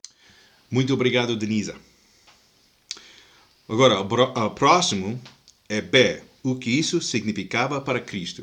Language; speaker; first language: Portuguese; non-native, fluent; English